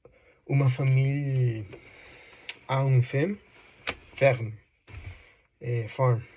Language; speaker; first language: French; non-native, learner; Spanish